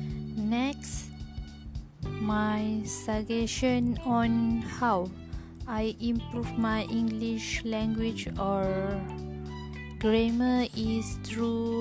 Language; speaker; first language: English; non-native, learner; Malay